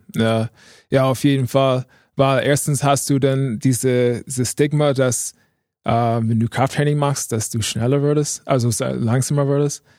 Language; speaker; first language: German; non-native, fluent; English